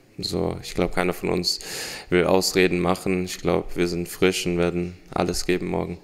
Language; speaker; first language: German; early bilingual, heritage; German